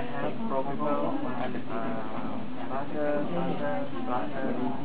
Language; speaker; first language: English; non-native, learner; Thai